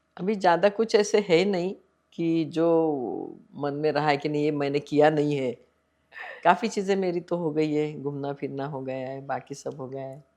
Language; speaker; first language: Hindi; non-native, local second language; Marathi